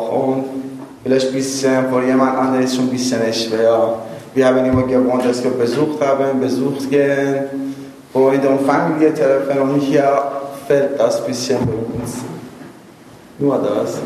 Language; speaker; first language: German; non-native, learner; Persian